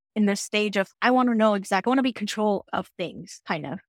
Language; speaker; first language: English; non-native, local second language; Gujarati